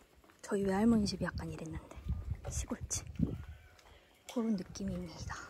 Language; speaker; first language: Korean; native; Korean